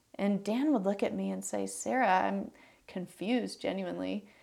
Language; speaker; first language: English; native; English